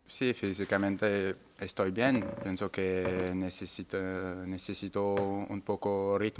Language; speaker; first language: Spanish; non-native, learner; French